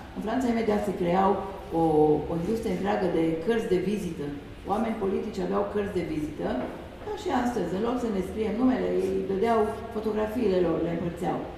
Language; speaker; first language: Romanian; early bilingual, heritage; Romanian